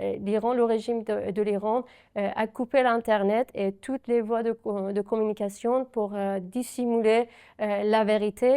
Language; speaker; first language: French; non-native, fluent; Persian